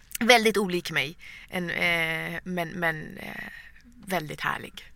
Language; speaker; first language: Swedish; early bilingual, other home language; Persian